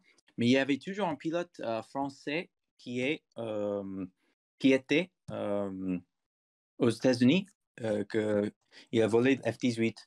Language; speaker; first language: French; non-native, fluent; English